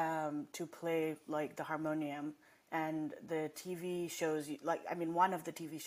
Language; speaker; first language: English; non-native, local second language; Nepali